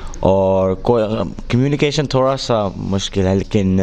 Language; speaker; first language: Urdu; early bilingual, heritage; Urdu